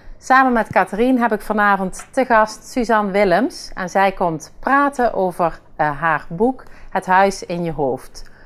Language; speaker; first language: Dutch; native; Dutch